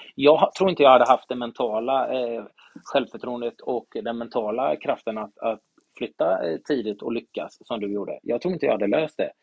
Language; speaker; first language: Swedish; native; Swedish